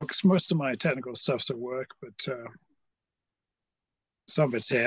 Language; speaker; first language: English; native; English